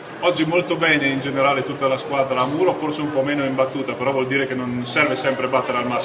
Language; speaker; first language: Italian; native; Italian